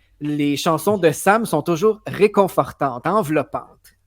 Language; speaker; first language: French; native; French